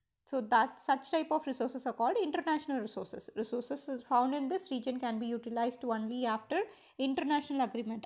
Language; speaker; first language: English; non-native, local second language; Tamil